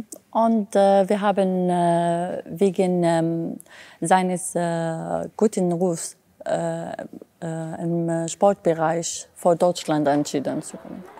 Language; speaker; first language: German; non-native, learner; Arabic